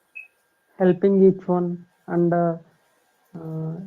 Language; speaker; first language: English; non-native, learner; Telugu